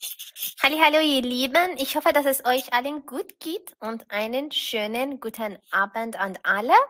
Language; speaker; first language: German; non-native, fluent; Persian